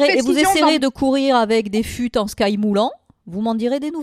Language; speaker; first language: French; native; French